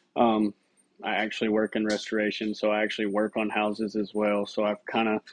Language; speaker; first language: English; native; English